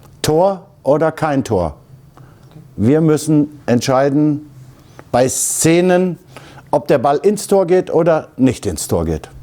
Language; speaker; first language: German; native; German